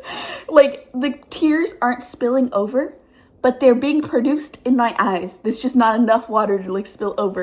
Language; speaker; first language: English; native; English